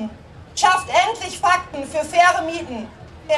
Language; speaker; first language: German; native; German